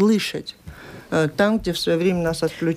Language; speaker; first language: Russian; native; Russian